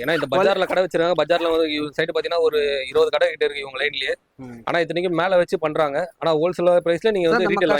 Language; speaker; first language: Tamil; native; Tamil